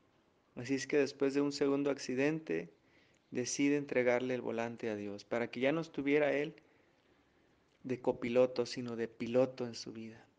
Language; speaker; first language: Spanish; native; Spanish